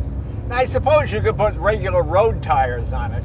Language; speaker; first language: English; native; English